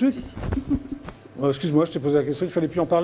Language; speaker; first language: French; native; French